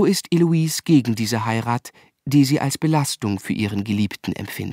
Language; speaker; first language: German; native; German